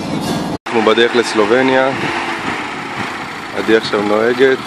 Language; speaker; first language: Hebrew; native; Hebrew